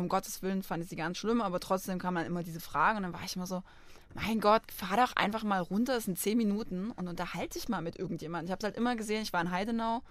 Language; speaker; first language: German; native; German